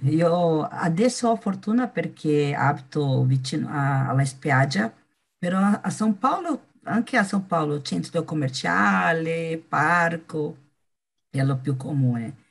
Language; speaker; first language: Italian; non-native, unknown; Portuguese